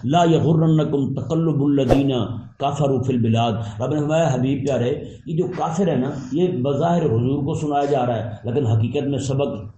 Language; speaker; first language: Urdu; non-native, local second language; Punjabi